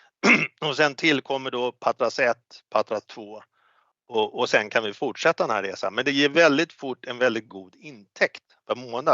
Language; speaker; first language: Swedish; native; Swedish